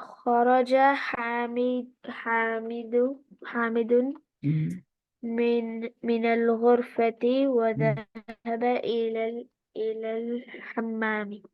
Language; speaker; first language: Arabic; non-native, learner; Urdu